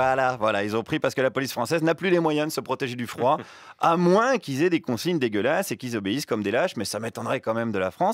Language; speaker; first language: French; native; French